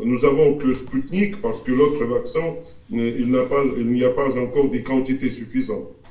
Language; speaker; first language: French; non-native, fluent; Russian